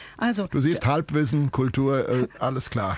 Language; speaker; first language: German; native; German